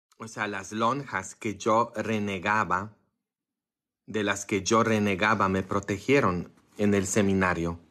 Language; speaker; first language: Spanish; non-native, fluent; Polish